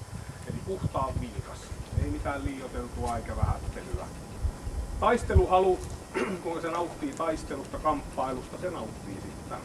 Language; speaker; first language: Finnish; native; Finnish